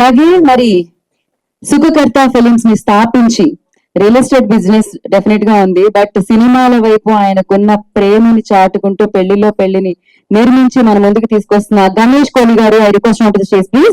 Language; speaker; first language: Telugu; native; Telugu